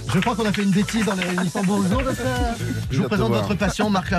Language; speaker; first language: French; native; French